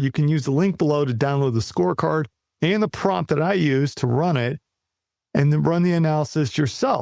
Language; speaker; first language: English; native; English